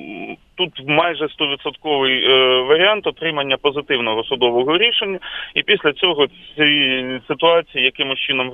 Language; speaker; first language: Ukrainian; native; Ukrainian